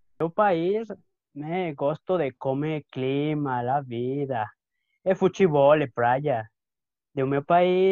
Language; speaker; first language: Portuguese; non-native, learner; Spanish